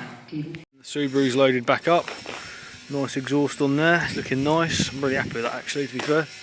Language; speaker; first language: English; native; English